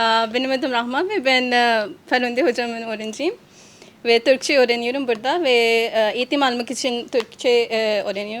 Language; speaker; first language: Turkish; non-native, learner; Urdu